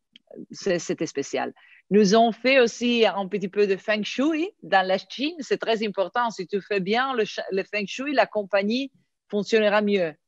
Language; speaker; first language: French; non-native, fluent; Italian